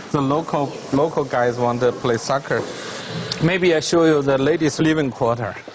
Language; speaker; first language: English; non-native, fluent; Chinese